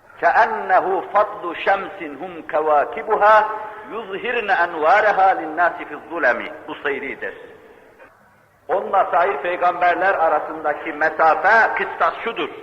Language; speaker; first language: Turkish; native; Turkish